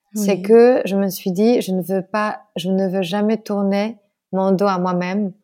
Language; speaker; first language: French; non-native, fluent; Polish